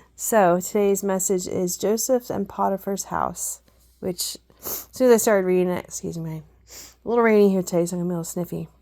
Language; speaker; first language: English; native; English